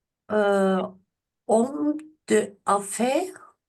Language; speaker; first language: French; non-native, learner; Vietnamese